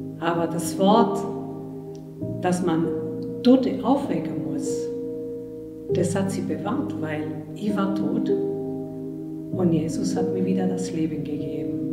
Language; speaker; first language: German; non-native, fluent; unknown